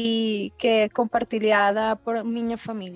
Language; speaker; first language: Portuguese; early bilingual, heritage; Spanish